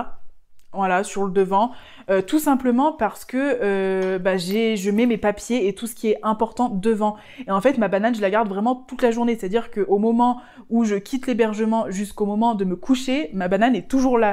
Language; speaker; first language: French; native; French